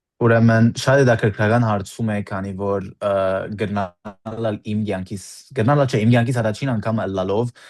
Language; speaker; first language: Armenian; early bilingual, heritage; Armenian